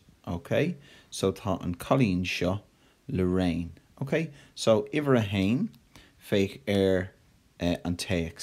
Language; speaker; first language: Irish; non-native, local second language; English